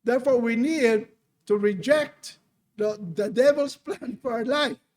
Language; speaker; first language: English; non-native, local second language; Filipino